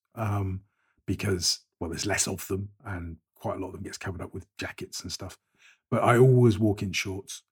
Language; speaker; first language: English; native; English